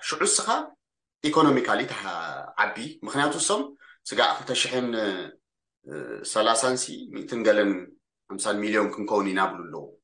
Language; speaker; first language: Tigrinya; early bilingual, heritage; Tigrinya